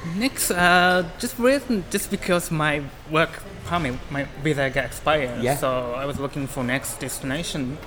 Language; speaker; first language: English; non-native, learner; Japanese